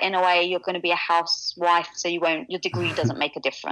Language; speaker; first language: English; native; English